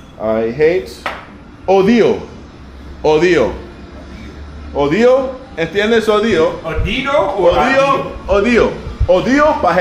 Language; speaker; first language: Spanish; non-native, learner; English